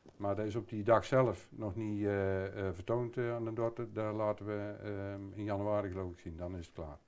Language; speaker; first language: Dutch; native; Dutch